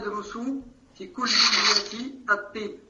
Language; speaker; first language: Arabic; non-native, learner; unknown